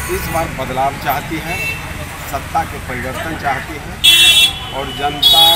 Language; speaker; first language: Hindi; native; Hindi